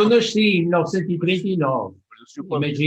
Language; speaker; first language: Portuguese; native; Portuguese